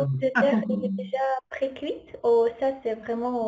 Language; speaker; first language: French; non-native, fluent; Ukrainian